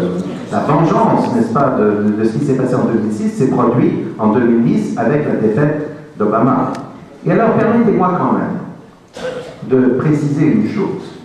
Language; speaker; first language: French; native; French